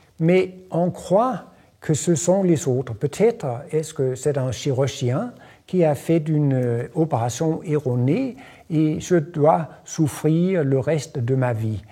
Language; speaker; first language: French; non-native, fluent; Danish